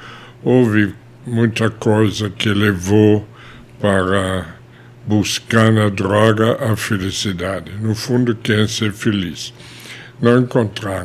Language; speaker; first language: Portuguese; non-native, fluent; German